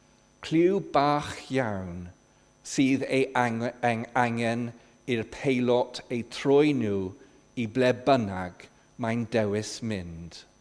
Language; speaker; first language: Welsh; non-native, fluent; English